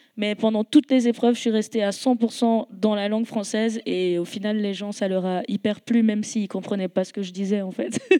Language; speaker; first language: French; native; French